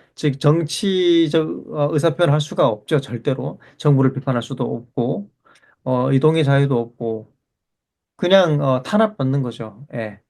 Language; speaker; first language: Korean; native; Korean